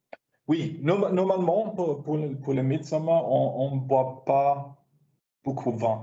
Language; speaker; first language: French; non-native, learner; Swedish